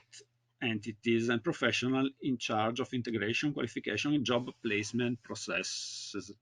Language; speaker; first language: English; non-native, learner; Italian